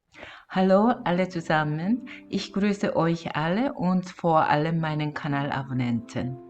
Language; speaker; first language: German; non-native, fluent; Korean